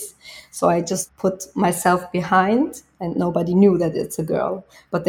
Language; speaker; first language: English; non-native, fluent; German